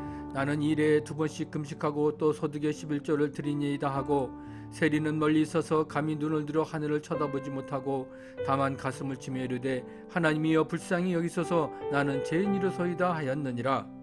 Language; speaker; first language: Korean; native; Korean